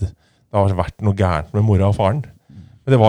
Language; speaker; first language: Norwegian; native; Norwegian